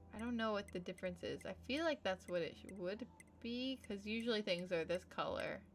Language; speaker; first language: English; native; English